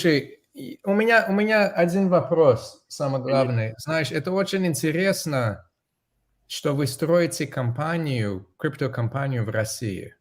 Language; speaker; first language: Russian; non-native, learner; English